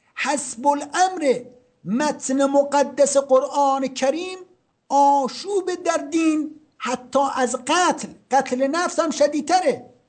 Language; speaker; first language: Persian; native; Persian